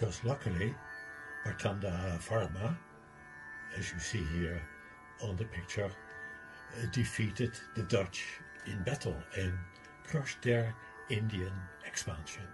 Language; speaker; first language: English; non-native, fluent; Dutch